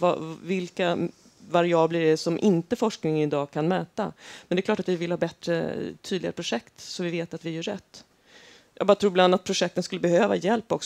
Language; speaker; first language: Swedish; native; Swedish